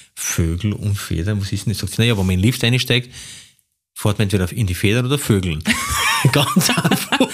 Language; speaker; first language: German; non-native, fluent; Slovenian